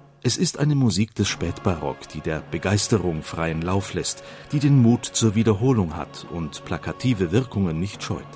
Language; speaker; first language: German; native; German